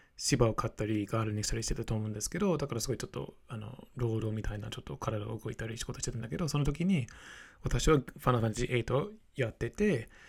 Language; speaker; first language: Japanese; non-native, fluent; English